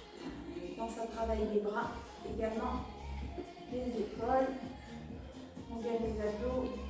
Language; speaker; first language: French; native; French